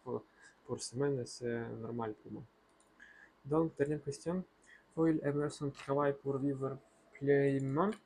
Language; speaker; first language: French; non-native, learner; Russian